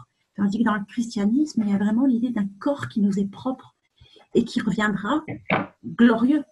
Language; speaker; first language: French; native; French